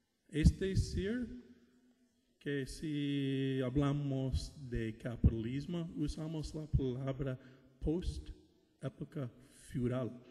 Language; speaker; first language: Spanish; non-native, fluent; English